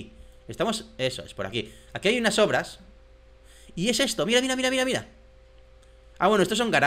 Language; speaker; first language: Spanish; native; Spanish